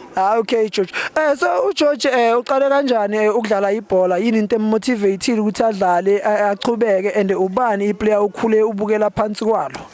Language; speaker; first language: Zulu; native; Zulu